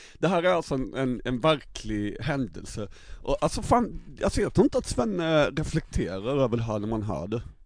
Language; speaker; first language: Swedish; native; Swedish